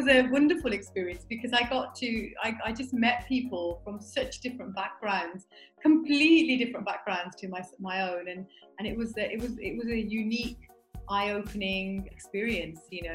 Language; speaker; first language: English; native; English